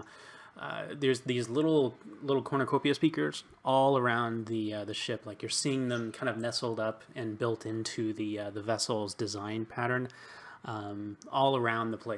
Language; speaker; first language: English; native; English